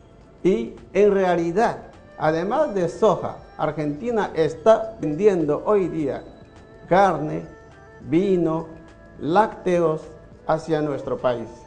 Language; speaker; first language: Spanish; non-native, fluent; Chinese